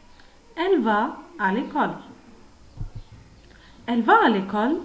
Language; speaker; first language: French; non-native, fluent; Arabic